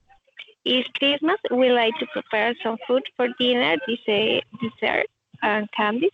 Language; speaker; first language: English; non-native, learner; Spanish